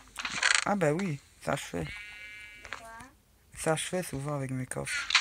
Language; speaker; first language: French; native; French